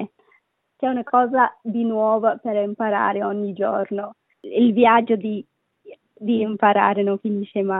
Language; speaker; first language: Italian; non-native, fluent; Sinhala